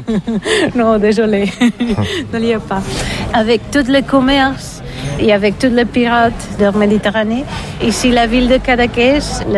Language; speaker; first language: French; non-native, learner; Catalan